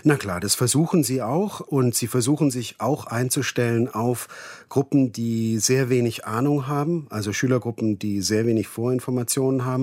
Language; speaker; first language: German; native; German